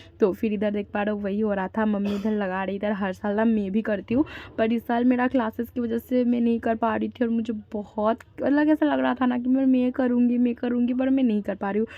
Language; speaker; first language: Hindi; non-native, local second language; Bangla